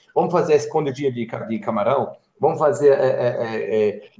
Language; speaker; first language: Portuguese; non-native, fluent; German